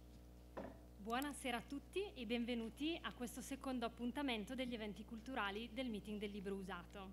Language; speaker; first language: Italian; native; Italian